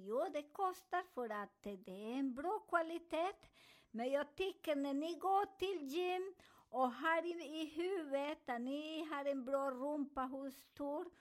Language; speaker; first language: Swedish; non-native, fluent; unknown